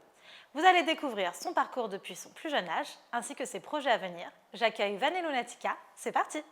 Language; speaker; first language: French; native; French